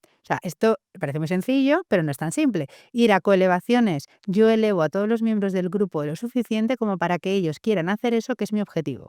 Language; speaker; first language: Spanish; native; Spanish